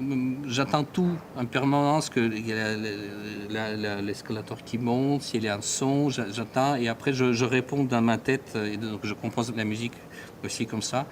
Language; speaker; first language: French; non-native, fluent; Russian